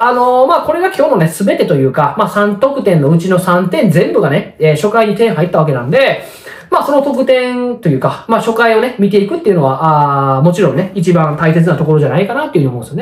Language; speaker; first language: Japanese; native; Japanese